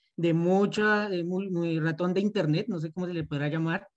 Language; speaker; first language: Spanish; native; Spanish